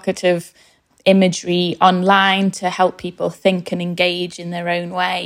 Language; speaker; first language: English; native; English